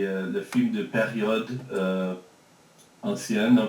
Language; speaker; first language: French; early bilingual, heritage; French